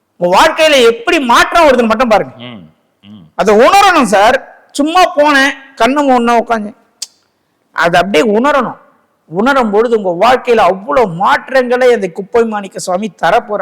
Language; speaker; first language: Tamil; native; Tamil